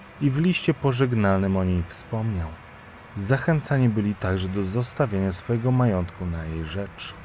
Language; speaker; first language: Polish; native; Polish